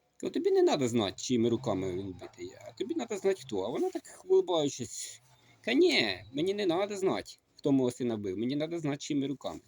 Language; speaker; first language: Ukrainian; native; Ukrainian